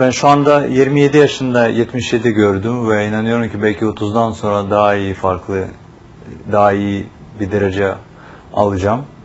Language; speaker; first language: Turkish; non-native, fluent; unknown